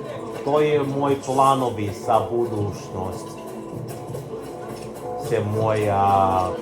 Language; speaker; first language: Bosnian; early bilingual, heritage; Bosnian